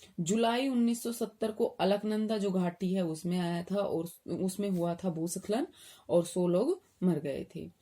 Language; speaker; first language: Hindi; native; Hindi